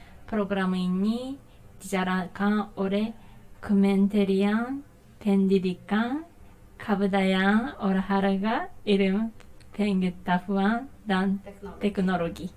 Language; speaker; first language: Indonesian; non-native, learner; Japanese